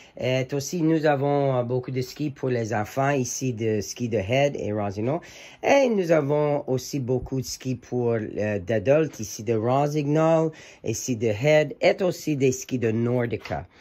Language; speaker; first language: French; non-native, learner; English